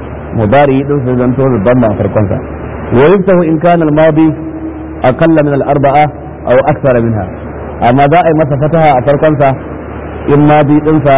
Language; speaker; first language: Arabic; non-native, fluent; Hausa